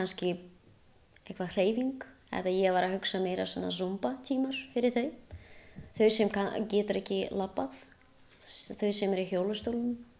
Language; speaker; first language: Icelandic; non-native, learner; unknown